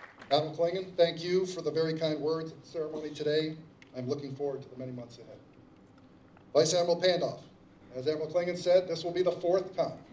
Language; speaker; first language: English; native; English